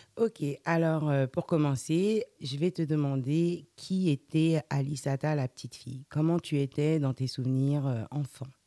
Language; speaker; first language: French; early bilingual, other home language; Fula